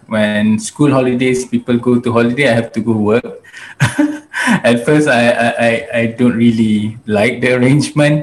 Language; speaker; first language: English; non-native, local second language; Malay